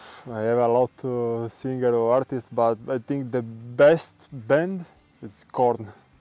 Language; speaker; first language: English; non-native, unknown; Italian